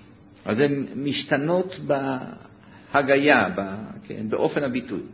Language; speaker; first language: Hebrew; native; Hebrew